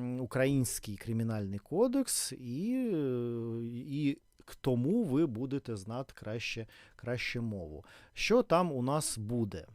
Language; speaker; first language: Ukrainian; non-native, fluent; Russian